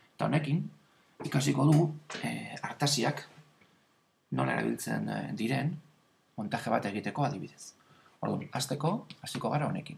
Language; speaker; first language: Basque; non-native, local second language; Spanish